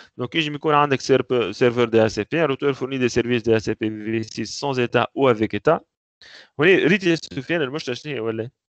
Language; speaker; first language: French; non-native, local second language; Arabic